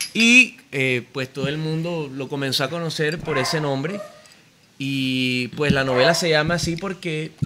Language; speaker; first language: Spanish; native; Spanish